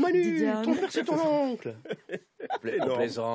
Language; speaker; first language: French; native; French